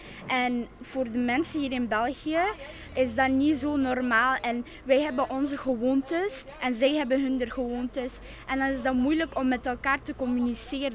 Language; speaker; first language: Dutch; early bilingual, other home language; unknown